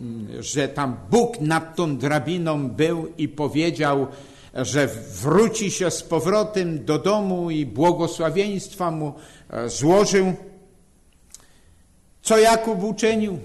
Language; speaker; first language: Polish; native; Polish